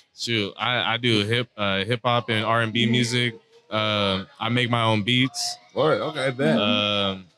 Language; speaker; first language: English; native; English